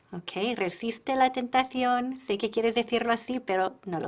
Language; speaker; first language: Spanish; non-native, fluent; English